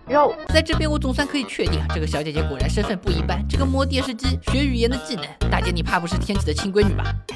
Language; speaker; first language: Chinese; native; Chinese